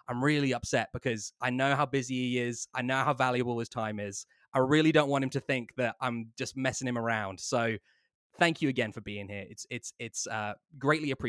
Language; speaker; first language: English; native; English